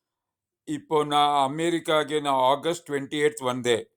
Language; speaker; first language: Tamil; non-native, learner; Kannada